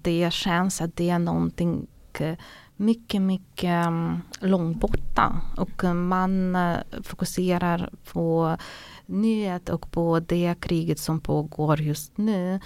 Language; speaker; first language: Swedish; non-native, fluent; Ukrainian